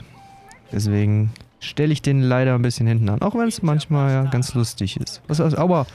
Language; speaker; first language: German; native; German